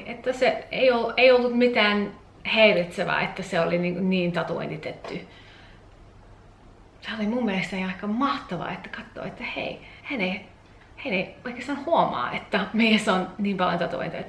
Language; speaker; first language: Finnish; non-native, learner; English